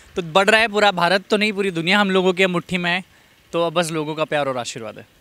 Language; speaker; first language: Hindi; native; Hindi